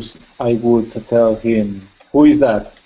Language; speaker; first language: English; non-native, fluent; Spanish